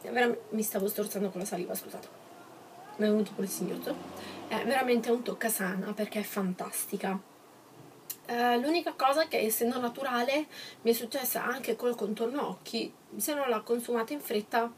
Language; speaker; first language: Italian; native; Italian